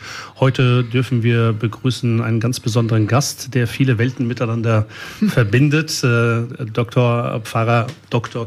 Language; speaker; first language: German; early bilingual, other home language; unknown